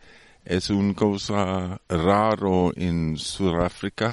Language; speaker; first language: Spanish; non-native, learner; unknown